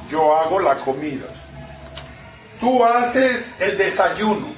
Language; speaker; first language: Spanish; non-native, fluent; English